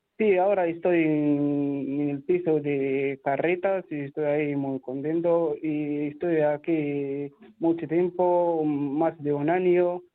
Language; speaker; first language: Spanish; non-native, learner; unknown